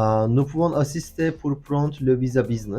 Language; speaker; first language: French; non-native, learner; Turkish